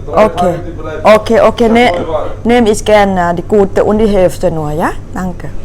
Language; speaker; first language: German; non-native, learner; Thai